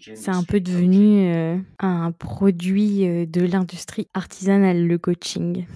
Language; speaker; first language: French; non-native, fluent; Swedish